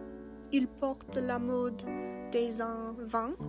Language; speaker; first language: French; non-native, learner; English